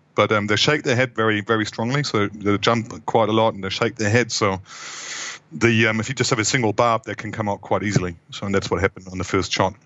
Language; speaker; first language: English; non-native, fluent; German